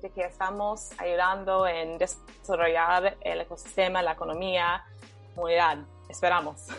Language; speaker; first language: Spanish; non-native, fluent; English